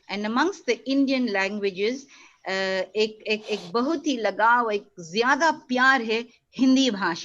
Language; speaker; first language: Hindi; early bilingual, heritage; Hindi